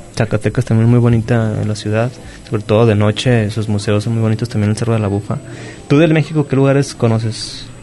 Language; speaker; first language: Spanish; native; Spanish